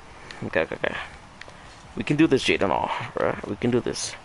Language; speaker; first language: English; native; English